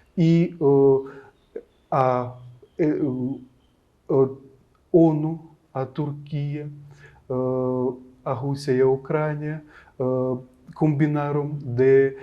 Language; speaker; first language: Portuguese; non-native, fluent; Ukrainian